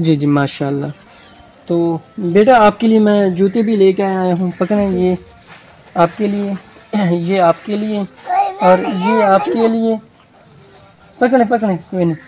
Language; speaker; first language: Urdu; non-native, local second language; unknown